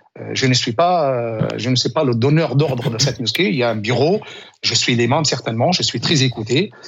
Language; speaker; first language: French; non-native, local second language; Arabic